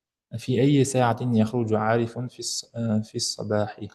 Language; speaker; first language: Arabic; non-native, fluent; Uzbek